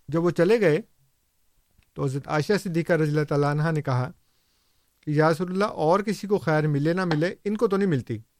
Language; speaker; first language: Urdu; non-native, local second language; Punjabi